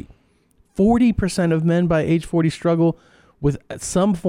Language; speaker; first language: English; native; English